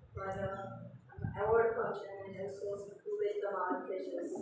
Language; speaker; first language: English; non-native, local second language; Marathi